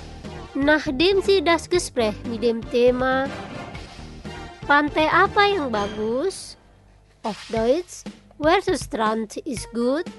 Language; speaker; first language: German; non-native, fluent; Indonesian